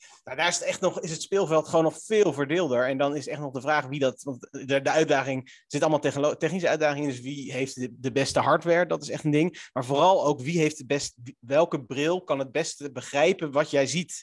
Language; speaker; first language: Dutch; native; Dutch